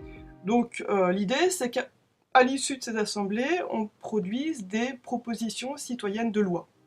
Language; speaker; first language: French; native; French